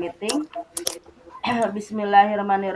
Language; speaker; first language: English; non-native, fluent; Indonesian